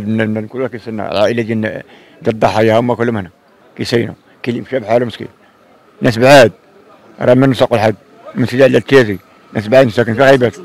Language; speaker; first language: Arabic; native; Arabic